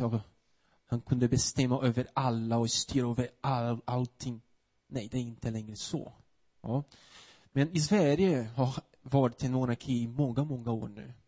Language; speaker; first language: Swedish; non-native, fluent; Portuguese